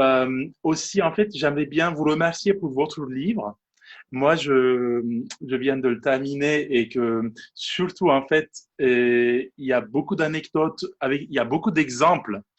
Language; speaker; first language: French; non-native, fluent; Turkish